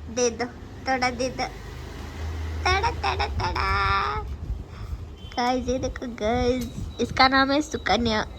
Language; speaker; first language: Hindi; non-native, local second language; Kannada